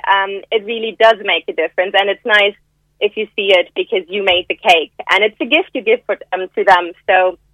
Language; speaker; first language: English; non-native, fluent; German